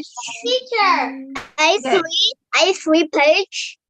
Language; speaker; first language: English; non-native, learner; Vietnamese